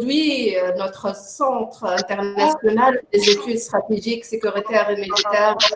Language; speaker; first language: French; non-native, local second language; Arabic